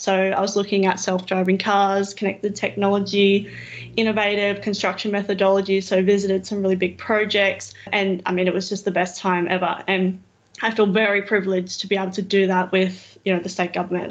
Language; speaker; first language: English; native; English